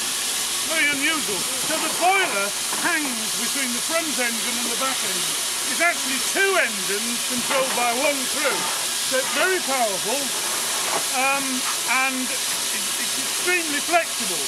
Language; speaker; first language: English; native; English